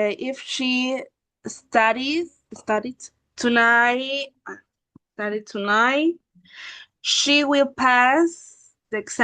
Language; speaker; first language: English; non-native, learner; Spanish